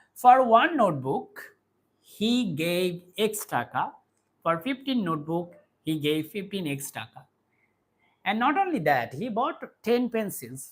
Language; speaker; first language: English; non-native, local second language; Bangla